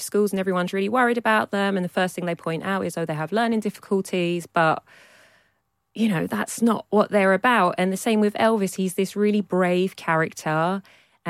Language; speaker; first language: English; native; English